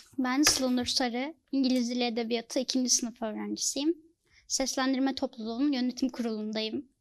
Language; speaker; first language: Turkish; native; Turkish